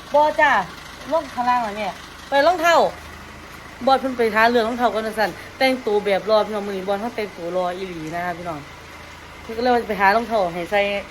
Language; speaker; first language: Thai; native; Thai